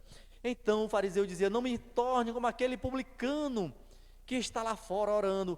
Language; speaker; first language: Portuguese; native; Portuguese